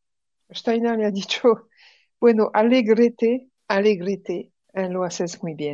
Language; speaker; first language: Spanish; non-native, fluent; French